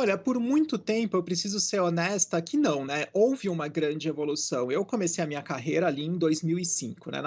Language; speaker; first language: Portuguese; native; Portuguese